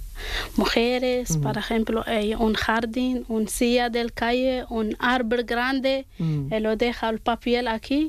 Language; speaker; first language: Spanish; non-native, learner; Arabic